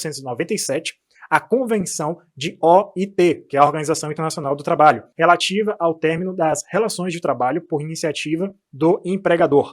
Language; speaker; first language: Portuguese; native; Portuguese